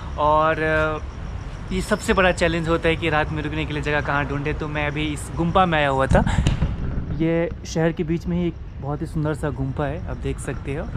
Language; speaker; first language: Hindi; native; Hindi